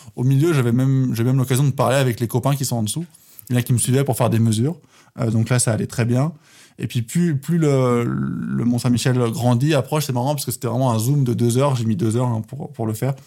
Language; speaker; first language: French; native; French